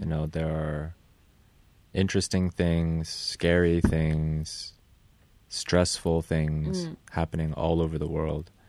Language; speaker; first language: English; native; English